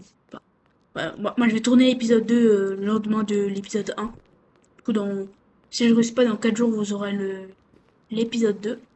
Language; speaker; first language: French; native; French